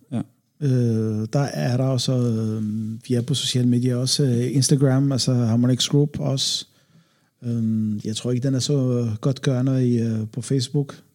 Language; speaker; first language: Danish; non-native, fluent; Arabic